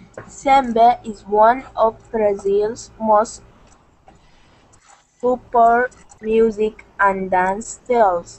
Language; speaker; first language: English; non-native, learner; Indonesian